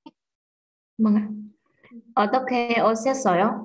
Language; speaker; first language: Korean; non-native, learner; Vietnamese